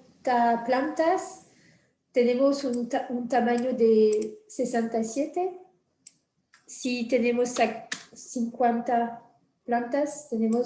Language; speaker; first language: Spanish; non-native, fluent; French